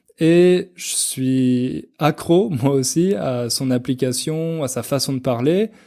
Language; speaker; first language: French; native; French